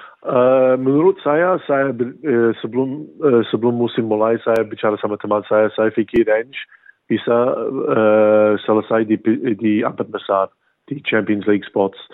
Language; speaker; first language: Indonesian; early bilingual, heritage; English